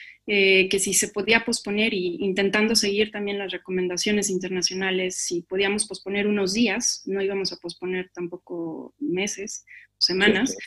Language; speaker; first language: Spanish; native; Spanish